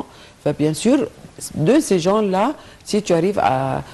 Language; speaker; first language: French; non-native, fluent; Arabic